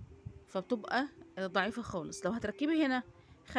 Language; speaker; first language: Arabic; native; Arabic